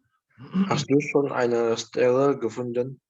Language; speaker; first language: German; non-native, learner; Indonesian